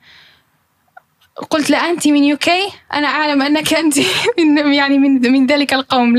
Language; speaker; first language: Arabic; early bilingual, heritage; Arabic